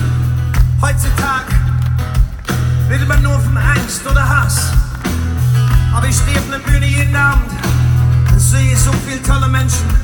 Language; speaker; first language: German; non-native, fluent; English